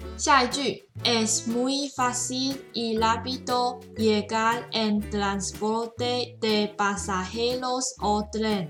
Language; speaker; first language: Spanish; non-native, learner; Chinese